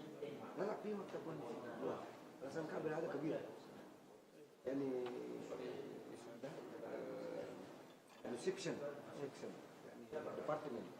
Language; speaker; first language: Arabic; non-native, learner; Indonesian